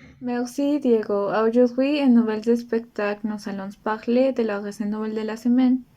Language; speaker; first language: French; non-native, learner; Spanish